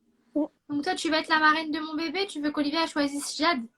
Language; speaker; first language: French; native; French